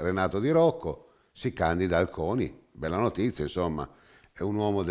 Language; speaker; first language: Italian; native; Italian